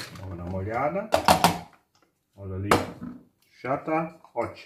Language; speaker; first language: Portuguese; non-native, fluent; German